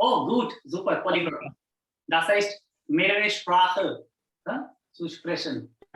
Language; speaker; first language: German; non-native, fluent; Hindi